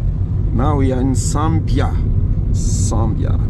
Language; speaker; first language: English; non-native, learner; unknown